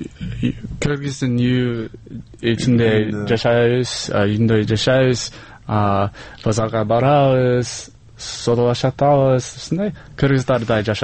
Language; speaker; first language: Kyrgyz; non-native, learner; English